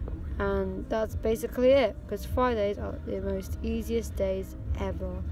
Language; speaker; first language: English; native; English